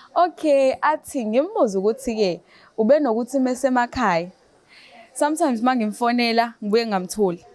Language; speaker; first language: Zulu; native; Zulu